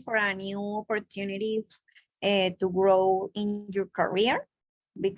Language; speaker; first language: English; non-native, learner; Spanish